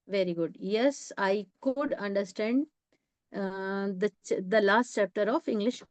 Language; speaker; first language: English; non-native, local second language; Hindi